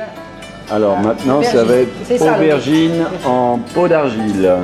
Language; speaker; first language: French; native; French